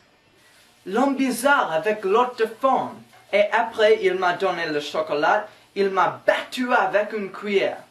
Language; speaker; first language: French; non-native, learner; English